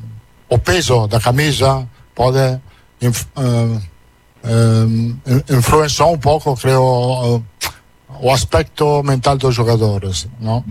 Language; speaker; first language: Portuguese; non-native, learner; Italian